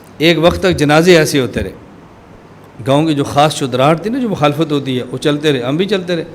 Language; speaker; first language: Urdu; non-native, local second language; Punjabi